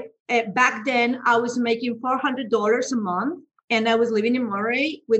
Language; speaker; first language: English; non-native, fluent; Spanish